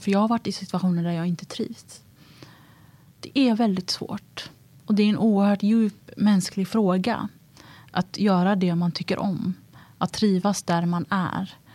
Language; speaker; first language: Swedish; early bilingual, other home language; Tigrinya